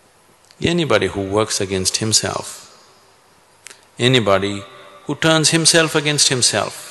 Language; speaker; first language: English; non-native, local second language; Kannada